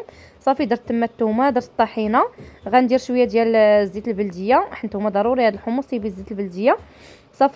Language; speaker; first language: Arabic; native; Arabic